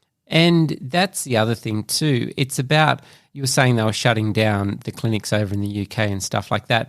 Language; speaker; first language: English; native; English